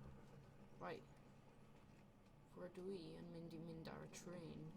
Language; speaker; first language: Welsh; non-native, learner; English